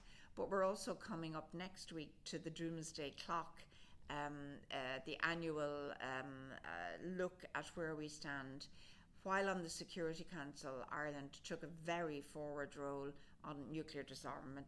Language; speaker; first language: English; native; English